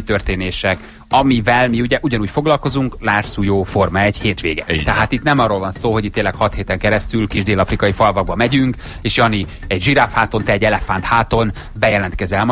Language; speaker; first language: Hungarian; native; Hungarian